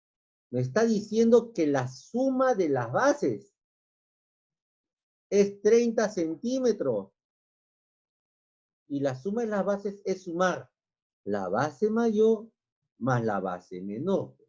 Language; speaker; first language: Spanish; native; Spanish